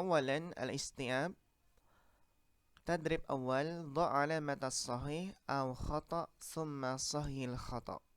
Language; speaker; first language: Arabic; non-native, fluent; Indonesian